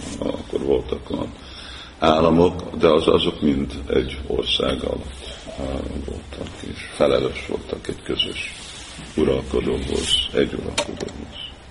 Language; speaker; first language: Hungarian; early bilingual, heritage; Hungarian